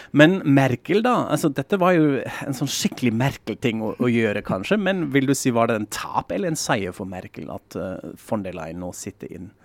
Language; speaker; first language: Norwegian; non-native, fluent; German